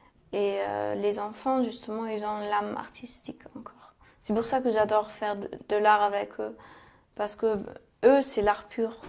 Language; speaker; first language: French; non-native, fluent; German